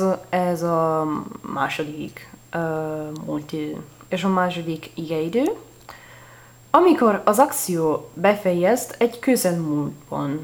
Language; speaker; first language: Hungarian; non-native, learner; Italian